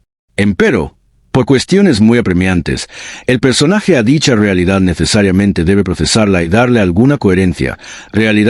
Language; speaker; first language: Spanish; native; Spanish